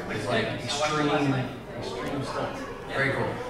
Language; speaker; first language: English; native; English